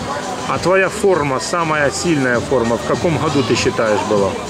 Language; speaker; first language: Russian; native; Russian